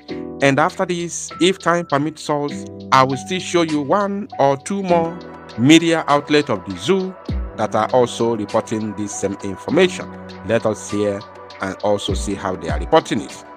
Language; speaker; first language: English; non-native, local second language; Igbo